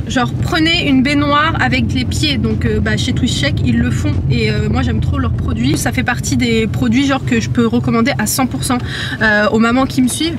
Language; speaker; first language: French; native; French